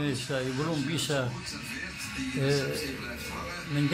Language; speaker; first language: Indonesian; non-native, fluent; Dutch